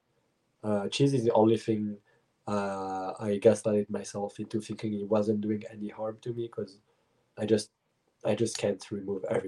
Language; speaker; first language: English; non-native, fluent; French